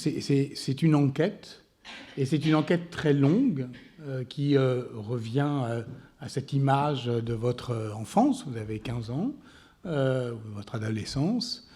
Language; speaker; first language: French; native; French